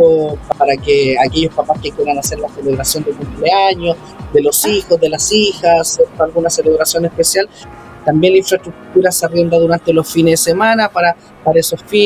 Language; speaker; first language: Spanish; native; Spanish